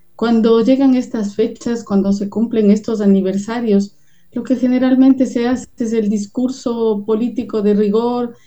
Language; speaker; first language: Spanish; native; Spanish